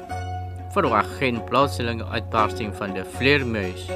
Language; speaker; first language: Dutch; non-native, learner; Indonesian